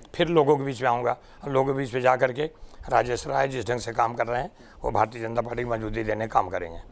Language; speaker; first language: Hindi; non-native, local second language; Marathi